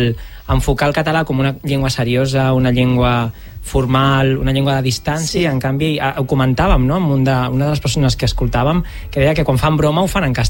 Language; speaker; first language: Catalan; native; Catalan